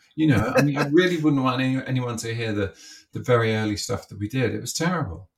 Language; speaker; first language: English; native; English